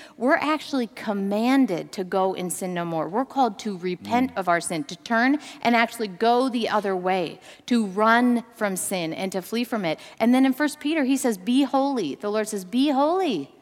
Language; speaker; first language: English; native; English